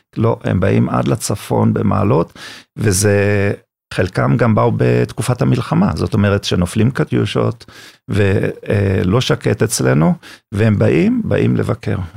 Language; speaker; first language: Hebrew; non-native, fluent; German